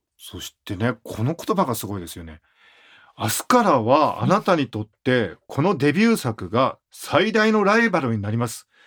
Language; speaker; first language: Japanese; native; Japanese